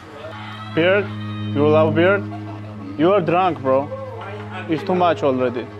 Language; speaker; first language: English; non-native, learner; Georgian